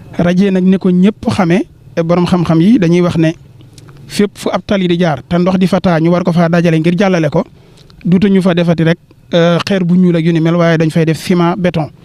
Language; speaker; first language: Wolof; native; Wolof